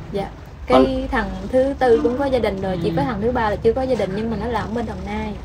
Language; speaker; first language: Vietnamese; non-native, local second language; Khmer